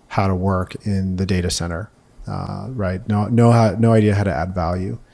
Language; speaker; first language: English; native; English